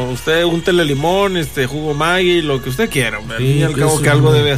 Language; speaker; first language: Spanish; native; Spanish